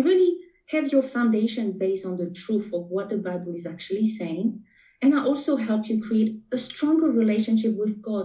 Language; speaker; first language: English; non-native, fluent; French